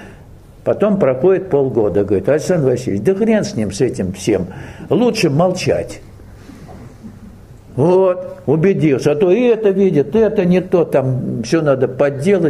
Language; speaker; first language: Russian; native; Russian